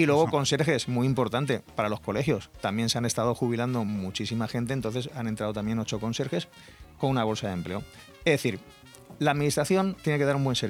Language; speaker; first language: Spanish; native; Spanish